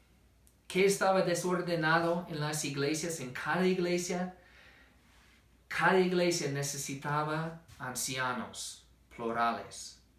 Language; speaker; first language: Spanish; non-native, fluent; English